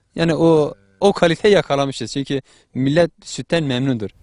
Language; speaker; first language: Turkish; native; Turkish